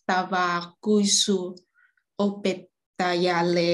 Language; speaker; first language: Finnish; non-native, learner; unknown